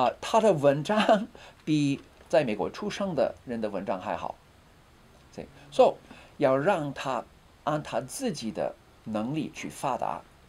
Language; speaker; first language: Chinese; non-native, fluent; English